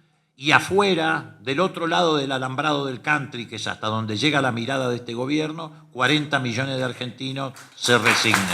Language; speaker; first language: Spanish; native; Spanish